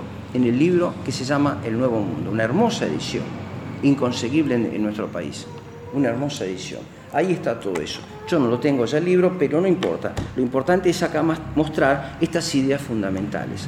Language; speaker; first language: Spanish; native; Spanish